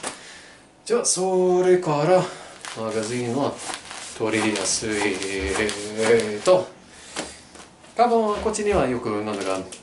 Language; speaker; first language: Japanese; non-native, learner; English